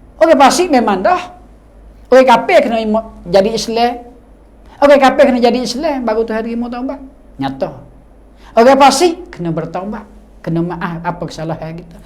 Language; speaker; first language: Malay; native; Malay